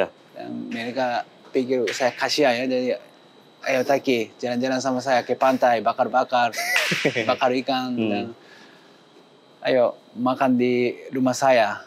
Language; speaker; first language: Indonesian; non-native, learner; Japanese